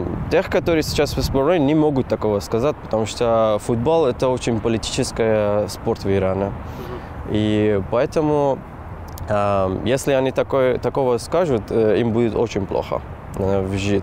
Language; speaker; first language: Russian; non-native, fluent; Persian